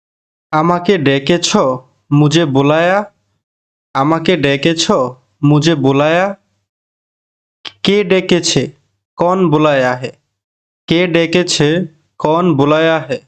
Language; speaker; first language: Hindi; non-native, learner; Bangla